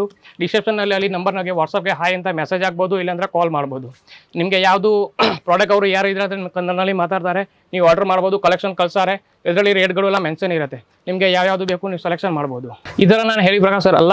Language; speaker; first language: Kannada; non-native, fluent; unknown